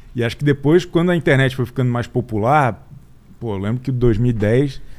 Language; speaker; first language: Portuguese; native; Portuguese